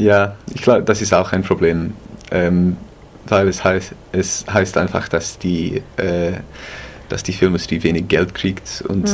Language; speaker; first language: German; non-native, fluent; English